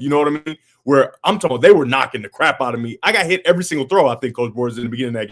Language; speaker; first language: English; native; English